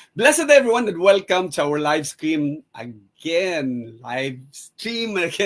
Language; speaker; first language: English; non-native, local second language; Filipino